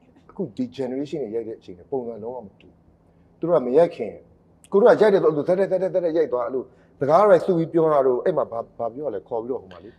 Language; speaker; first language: Burmese; native; Burmese